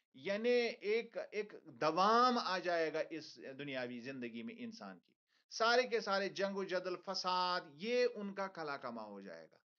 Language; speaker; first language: Hindi; non-native, local second language; Kashmiri